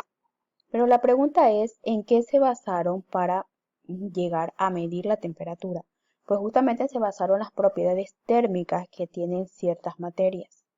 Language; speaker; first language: Spanish; native; Spanish